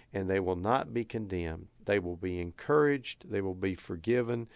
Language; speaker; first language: English; native; English